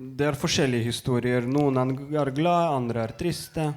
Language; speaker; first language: Norwegian; non-native, fluent; Lithuanian